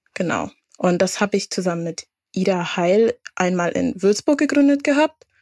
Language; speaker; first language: German; native; German